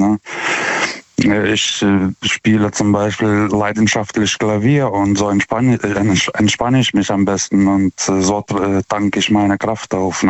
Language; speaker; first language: German; non-native, fluent; Lithuanian